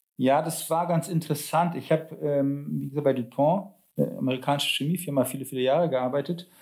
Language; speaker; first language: German; early bilingual, other home language; Polish